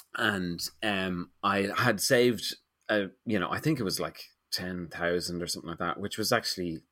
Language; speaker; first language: English; native; English